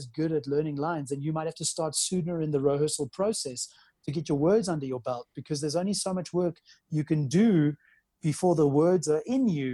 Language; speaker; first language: English; native; English